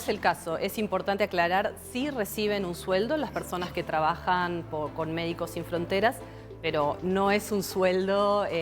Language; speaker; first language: Spanish; native; Spanish